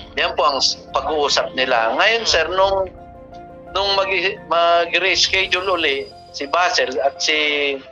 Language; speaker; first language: Filipino; non-native, local second language; Bikol